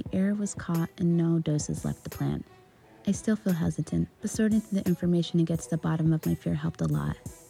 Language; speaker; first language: English; native; English